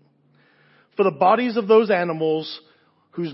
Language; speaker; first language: English; native; English